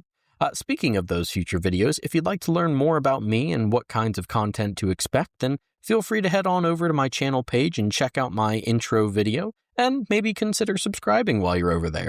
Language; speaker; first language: English; native; English